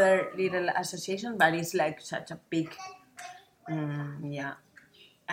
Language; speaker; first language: English; non-native, fluent; Spanish